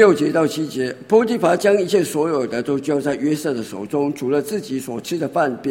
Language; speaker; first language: Chinese; native; Chinese